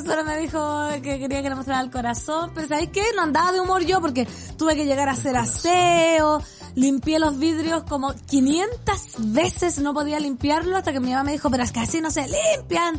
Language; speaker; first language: Spanish; native; Spanish